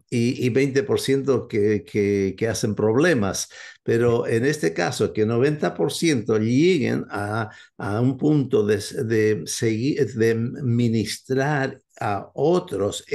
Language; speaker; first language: Spanish; non-native, fluent; English